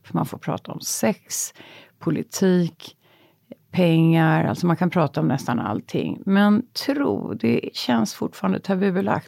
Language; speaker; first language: Swedish; native; Swedish